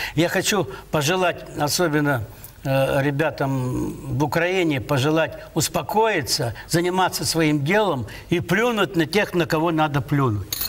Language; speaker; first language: Russian; native; Russian